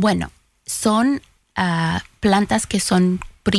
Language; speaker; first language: Spanish; early bilingual, heritage; Spanish